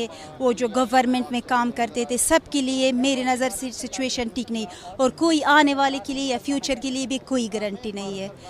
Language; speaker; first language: Hindi; non-native, learner; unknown